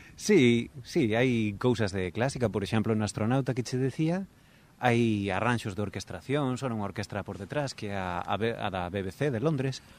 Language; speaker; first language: Galician; native; Galician